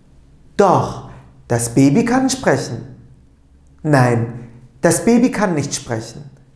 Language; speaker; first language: German; non-native, fluent; Turkish